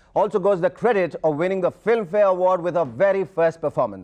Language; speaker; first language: English; non-native, local second language; Hindi